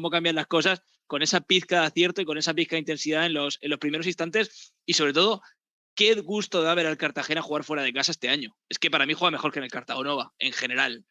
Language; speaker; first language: Spanish; native; Spanish